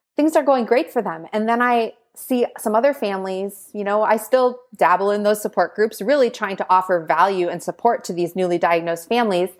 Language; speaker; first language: English; native; English